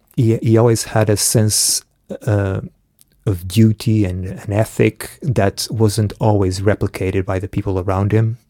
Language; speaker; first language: English; early bilingual, other home language; Portuguese